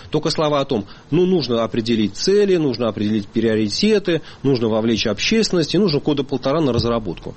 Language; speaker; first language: Russian; native; Russian